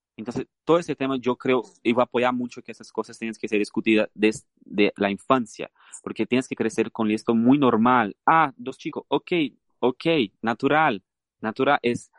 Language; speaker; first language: Spanish; non-native, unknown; Portuguese